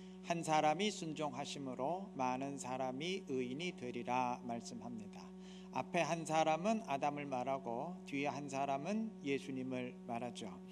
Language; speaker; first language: Korean; native; Korean